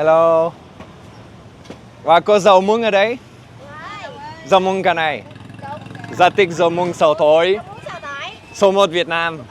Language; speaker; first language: Vietnamese; non-native, learner; French